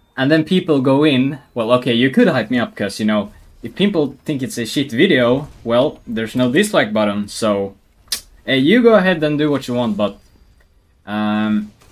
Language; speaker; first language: English; non-native, fluent; Swedish